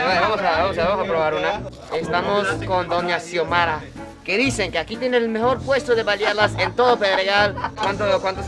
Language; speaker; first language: Spanish; non-native, fluent; Japanese